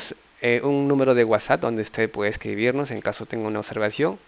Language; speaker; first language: Spanish; native; Spanish